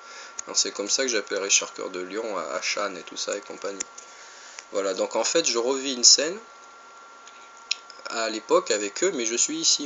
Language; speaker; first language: French; native; French